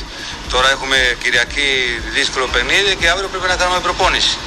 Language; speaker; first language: Greek; non-native, fluent; Spanish